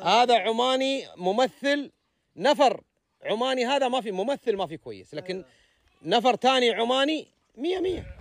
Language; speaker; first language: Arabic; non-native, learner; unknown